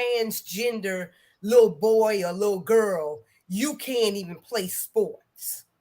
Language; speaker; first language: English; native; English